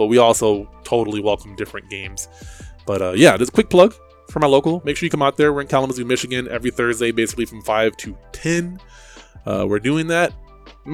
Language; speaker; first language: English; native; English